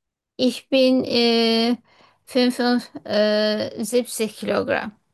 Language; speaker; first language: German; non-native, fluent; Turkish